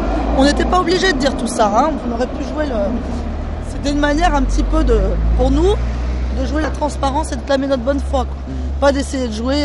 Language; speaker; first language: French; native; French